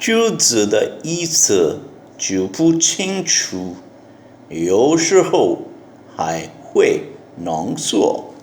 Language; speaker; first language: Chinese; non-native, learner; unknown